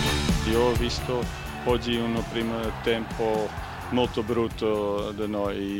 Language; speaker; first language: Italian; non-native, learner; Dutch